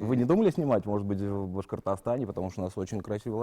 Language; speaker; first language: Russian; native; Russian